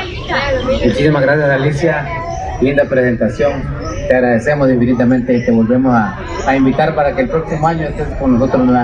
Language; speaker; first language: Spanish; native; Spanish